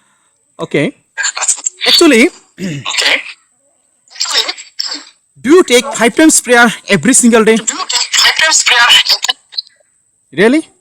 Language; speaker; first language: English; non-native, learner; Bangla